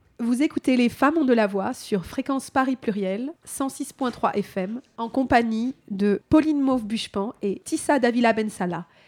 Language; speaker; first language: French; native; French